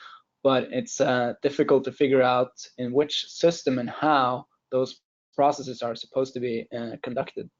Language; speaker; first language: English; non-native, fluent; Norwegian